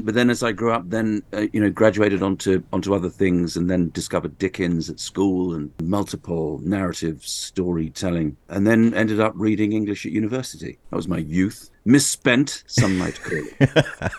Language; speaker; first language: English; native; English